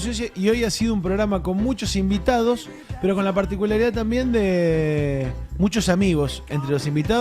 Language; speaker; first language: Spanish; native; Spanish